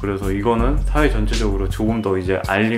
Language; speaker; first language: Korean; native; Korean